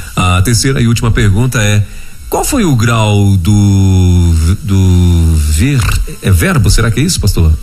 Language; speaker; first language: Portuguese; native; Portuguese